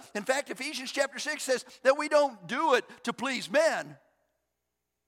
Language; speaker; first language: English; native; English